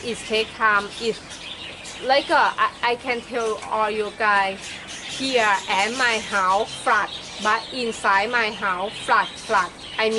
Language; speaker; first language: English; non-native, fluent; Thai